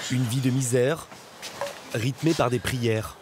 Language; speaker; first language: French; native; French